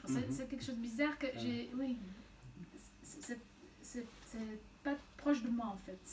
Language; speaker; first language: French; non-native, local second language; Dutch